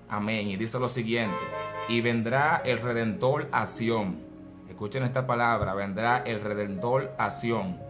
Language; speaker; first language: Spanish; native; Spanish